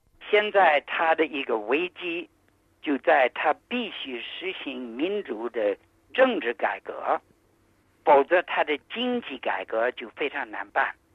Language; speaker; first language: Chinese; non-native, fluent; English